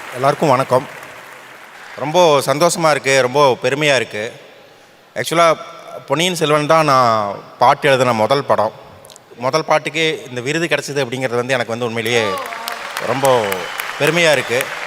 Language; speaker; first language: Tamil; native; Tamil